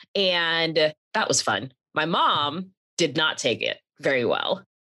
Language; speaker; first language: English; native; English